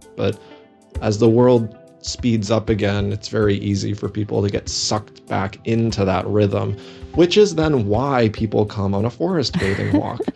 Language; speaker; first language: English; native; English